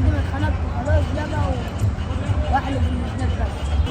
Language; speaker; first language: Arabic; native; Arabic